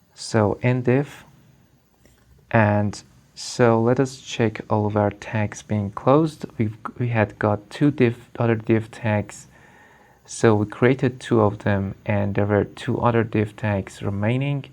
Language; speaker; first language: English; non-native, fluent; Persian